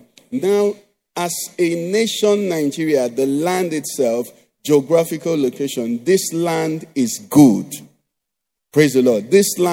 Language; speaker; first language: English; non-native, local second language; Igbo